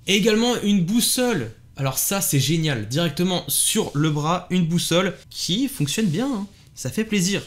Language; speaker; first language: French; native; French